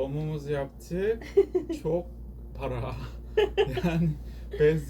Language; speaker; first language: Turkish; non-native, learner; Korean